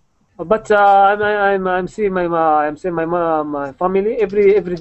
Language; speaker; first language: English; non-native, learner; Arabic